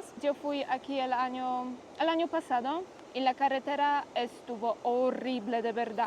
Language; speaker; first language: Spanish; non-native, learner; Polish